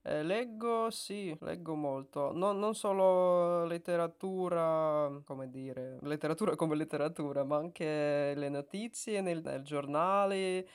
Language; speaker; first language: Italian; non-native, learner; Russian